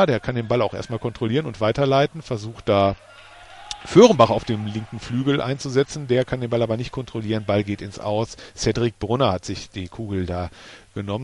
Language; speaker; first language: German; native; German